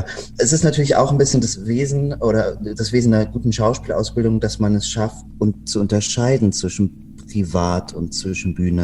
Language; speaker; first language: German; native; German